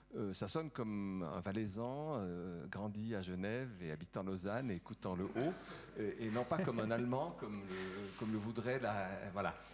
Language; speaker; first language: French; native; French